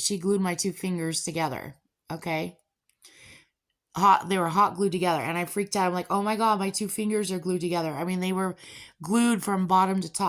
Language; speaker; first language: English; native; English